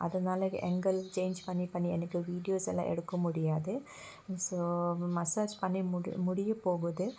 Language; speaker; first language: Tamil; non-native, fluent; Assamese